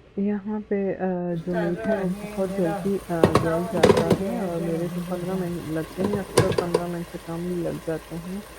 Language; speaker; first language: Urdu; native; Urdu